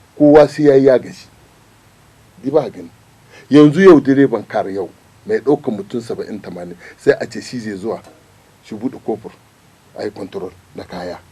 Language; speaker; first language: Hausa; native; Hausa